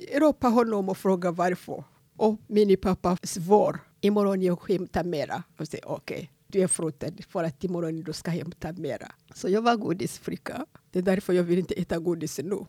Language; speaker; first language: Swedish; non-native, fluent; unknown